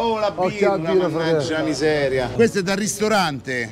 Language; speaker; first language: Italian; native; Italian